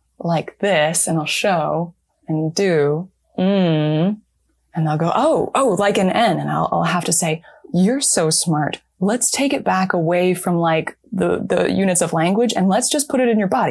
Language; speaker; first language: English; native; English